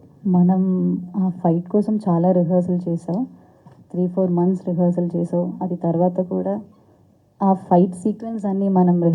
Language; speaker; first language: Telugu; non-native, learner; Malayalam